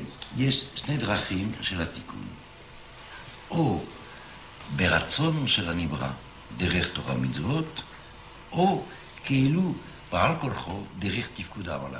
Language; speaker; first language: Hebrew; non-native, fluent; French